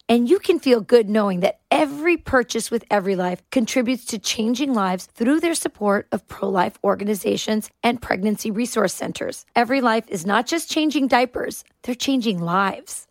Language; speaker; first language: English; native; English